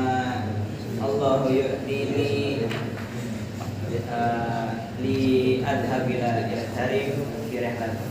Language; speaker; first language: Arabic; non-native, learner; Indonesian